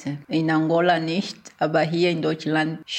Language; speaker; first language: German; early bilingual, other home language; Portuguese